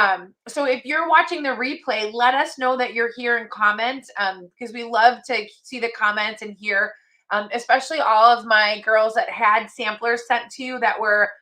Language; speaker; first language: English; native; English